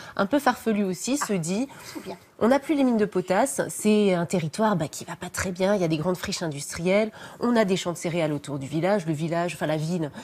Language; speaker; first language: French; native; French